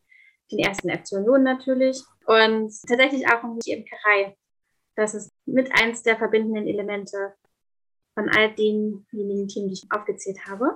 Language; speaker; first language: German; native; German